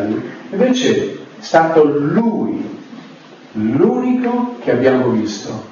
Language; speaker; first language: Italian; non-native, fluent; English